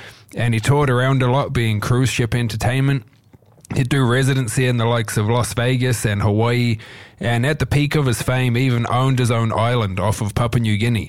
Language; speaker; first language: English; native; English